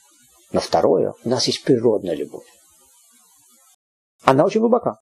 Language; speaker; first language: Russian; native; Russian